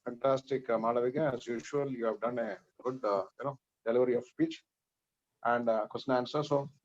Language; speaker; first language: English; non-native, local second language; Malayalam